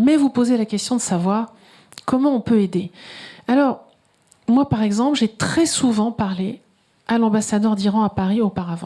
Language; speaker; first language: French; native; French